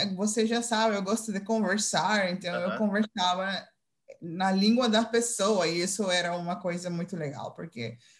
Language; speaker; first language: Portuguese; non-native, fluent; Dutch